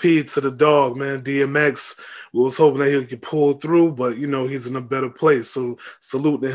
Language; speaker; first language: English; native; English